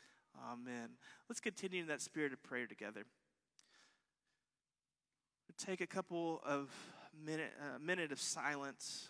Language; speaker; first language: English; native; English